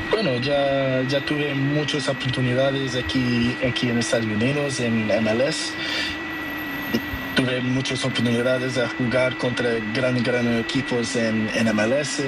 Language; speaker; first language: Spanish; non-native, learner; Portuguese